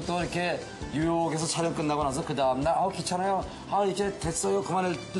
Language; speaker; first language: Korean; native; Korean